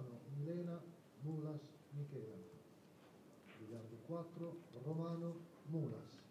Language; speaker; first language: Italian; native; Italian